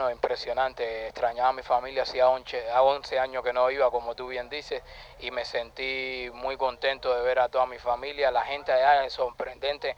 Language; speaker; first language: Spanish; native; Spanish